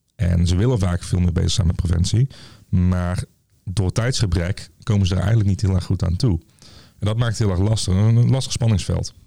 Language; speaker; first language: Dutch; native; Dutch